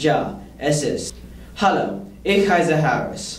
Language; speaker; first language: German; non-native, learner; English